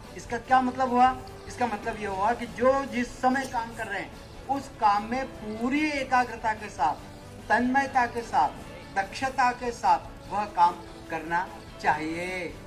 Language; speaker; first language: Hindi; native; Hindi